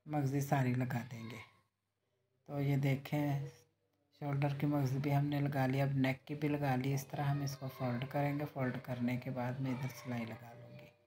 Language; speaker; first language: Hindi; native; Hindi